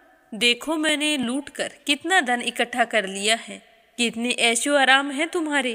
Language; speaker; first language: Hindi; native; Hindi